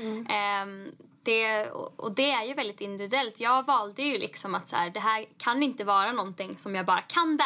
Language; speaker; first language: Swedish; native; Swedish